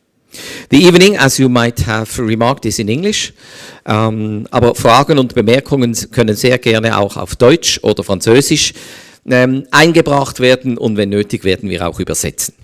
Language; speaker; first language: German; native; German